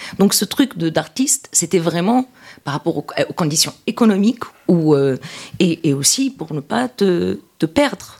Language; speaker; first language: French; non-native, local second language; Arabic